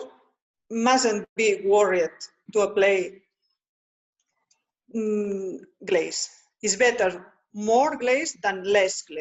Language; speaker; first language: English; non-native, learner; Spanish